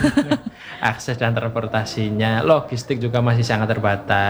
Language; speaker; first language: Indonesian; non-native, local second language; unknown